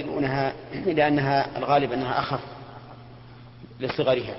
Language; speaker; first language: Arabic; native; Arabic